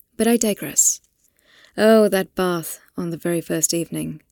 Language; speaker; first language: English; non-native, local second language; Hindi